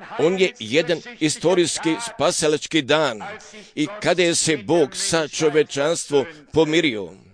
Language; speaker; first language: Croatian; early bilingual, heritage; Serbian